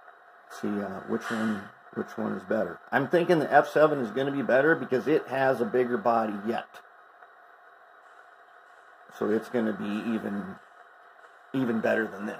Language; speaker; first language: English; native; English